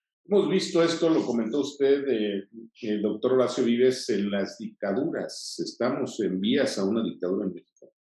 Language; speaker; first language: Spanish; native; Spanish